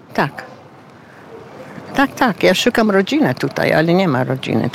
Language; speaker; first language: Polish; early bilingual, heritage; Polish